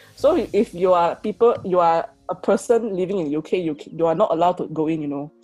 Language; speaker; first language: English; non-native, local second language; Chinese